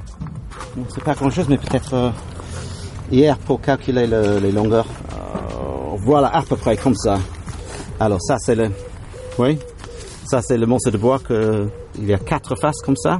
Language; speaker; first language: French; non-native, fluent; English